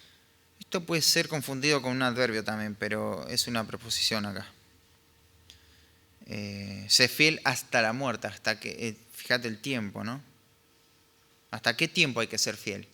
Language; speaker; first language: Spanish; native; Spanish